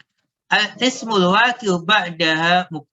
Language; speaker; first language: Arabic; non-native, fluent; Indonesian